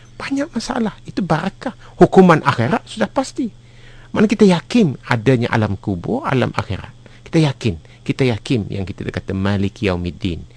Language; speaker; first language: Malay; native; Malay